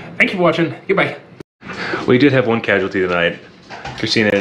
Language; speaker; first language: English; native; English